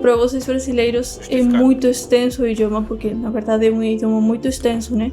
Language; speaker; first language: Portuguese; non-native, fluent; Spanish